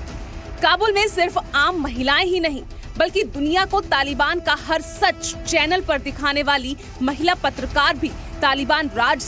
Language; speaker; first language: Hindi; native; Hindi